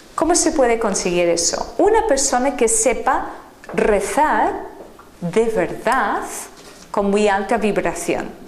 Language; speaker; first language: Spanish; non-native, fluent; English